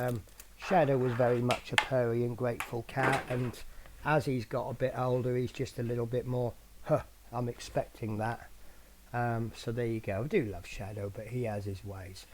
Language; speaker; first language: English; native; English